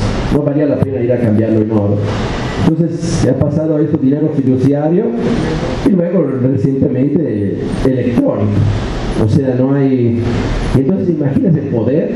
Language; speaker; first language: Spanish; non-native, fluent; Italian